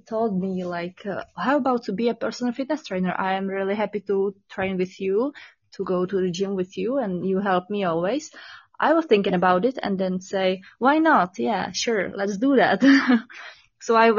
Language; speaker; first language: English; non-native, learner; Czech